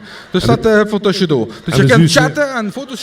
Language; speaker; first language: Dutch; native; Dutch